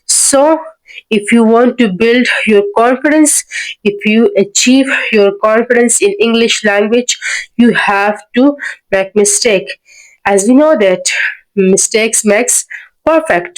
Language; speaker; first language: English; non-native, learner; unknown